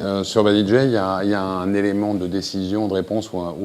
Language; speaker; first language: French; native; French